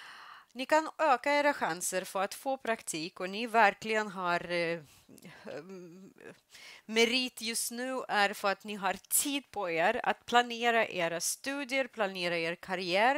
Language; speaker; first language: Swedish; non-native, fluent; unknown